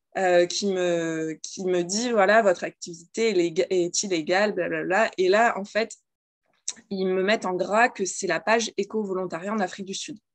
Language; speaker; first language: French; native; French